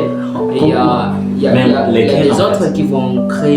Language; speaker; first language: French; non-native, learner; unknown